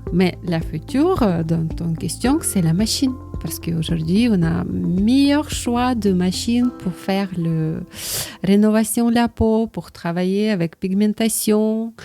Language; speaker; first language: French; non-native, learner; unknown